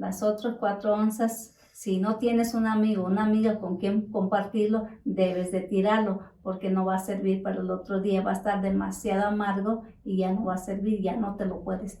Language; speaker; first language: Spanish; native; Spanish